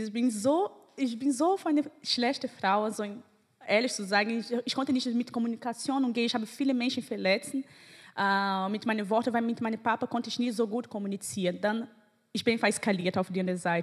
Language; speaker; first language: German; non-native, fluent; Portuguese